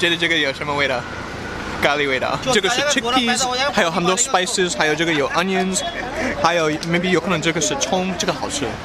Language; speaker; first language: Chinese; non-native, learner; English